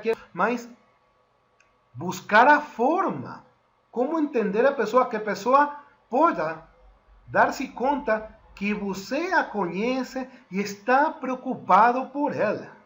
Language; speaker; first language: Portuguese; non-native, fluent; Spanish